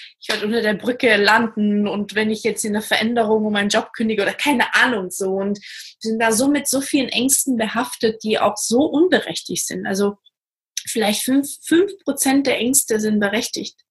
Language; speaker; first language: German; non-native, fluent; Portuguese